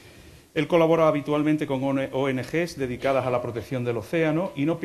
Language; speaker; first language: Spanish; native; Spanish